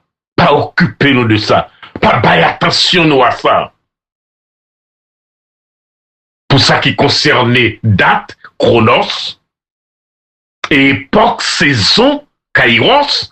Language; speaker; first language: French; non-native, local second language; Haitian Creole